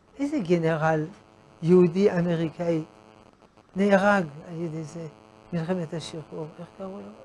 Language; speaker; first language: Hebrew; non-native, fluent; French